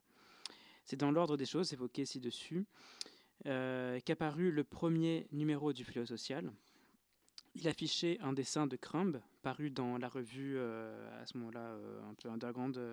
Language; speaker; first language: French; native; French